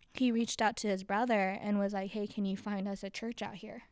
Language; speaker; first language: English; early bilingual, other home language; Chinese